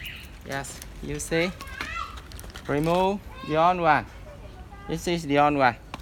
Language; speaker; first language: English; non-native, learner; Vietnamese